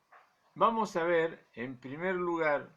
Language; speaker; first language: Spanish; native; Spanish